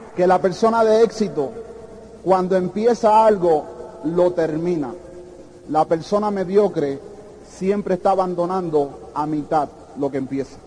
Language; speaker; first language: Spanish; early bilingual, heritage; Spanish